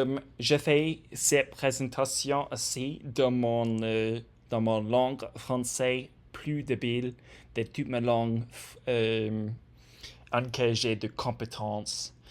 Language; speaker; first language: French; non-native, learner; English